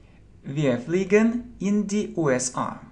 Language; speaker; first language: German; non-native, learner; Russian